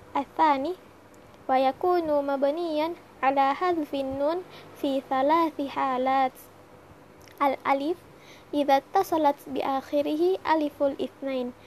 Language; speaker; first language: Arabic; non-native, learner; Indonesian